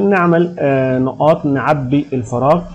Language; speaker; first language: Arabic; native; Arabic